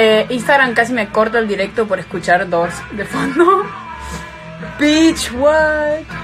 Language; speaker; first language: Spanish; early bilingual, heritage; Spanish